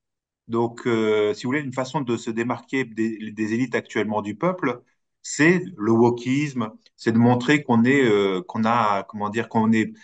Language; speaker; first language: French; native; French